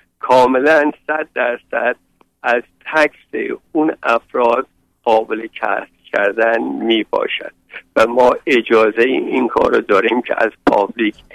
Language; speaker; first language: Persian; native; Persian